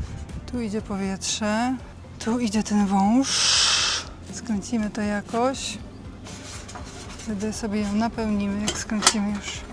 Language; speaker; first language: Polish; native; Polish